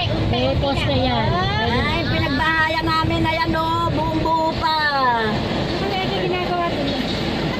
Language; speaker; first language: Filipino; native; Filipino